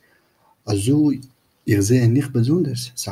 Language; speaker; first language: German; non-native, fluent; Turkish